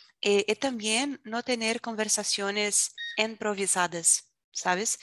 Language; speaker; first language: Spanish; non-native, fluent; Portuguese